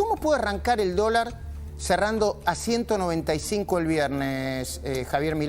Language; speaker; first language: Spanish; native; Spanish